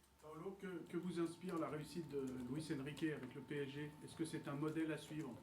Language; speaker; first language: French; native; French